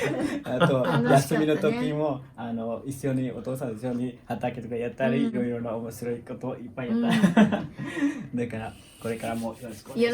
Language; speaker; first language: Japanese; non-native, learner; Manipuri